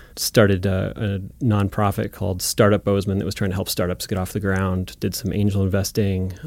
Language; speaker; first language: English; native; English